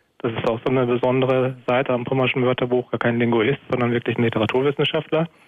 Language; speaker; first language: German; native; German